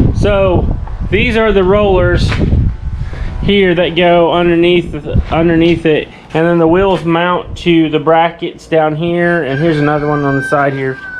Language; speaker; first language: English; native; English